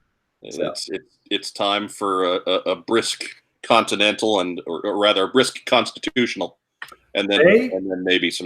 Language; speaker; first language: English; native; English